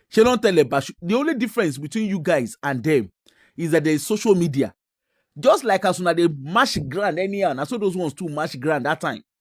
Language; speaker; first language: English; non-native, local second language; Yoruba